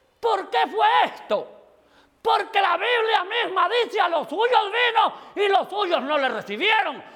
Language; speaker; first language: Spanish; native; Spanish